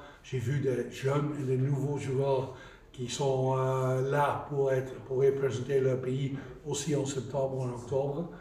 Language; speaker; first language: French; non-native, fluent; Dutch